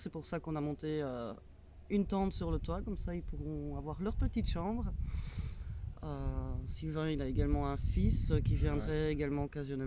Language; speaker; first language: French; native; French